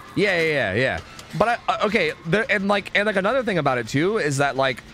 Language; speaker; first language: English; native; English